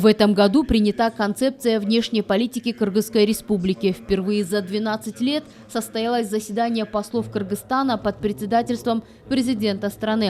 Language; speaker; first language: Russian; native; Russian